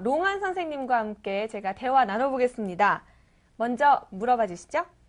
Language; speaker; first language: Korean; native; Korean